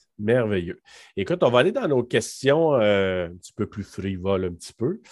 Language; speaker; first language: French; native; French